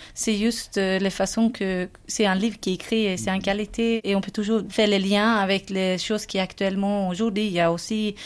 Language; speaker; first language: French; non-native, fluent; Swedish